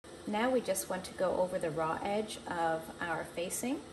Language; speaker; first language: English; native; English